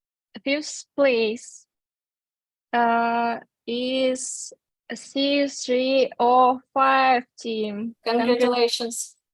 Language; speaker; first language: English; non-native, fluent; Russian